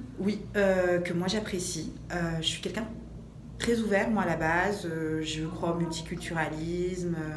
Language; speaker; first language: French; native; French